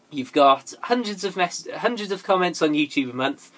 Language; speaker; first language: English; native; English